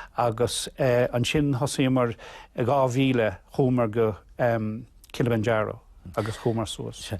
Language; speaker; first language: Irish; non-native, local second language; English